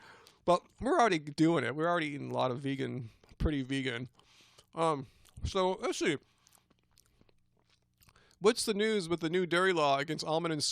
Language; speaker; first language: English; native; English